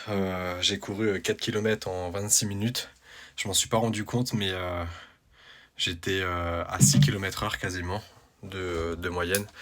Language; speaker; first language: French; native; French